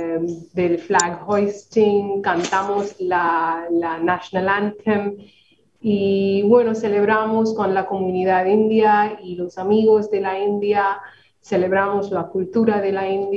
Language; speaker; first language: Spanish; non-native, fluent; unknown